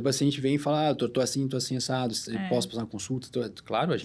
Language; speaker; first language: Portuguese; native; Portuguese